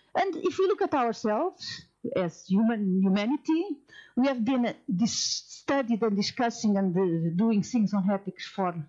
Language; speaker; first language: English; non-native, fluent; Portuguese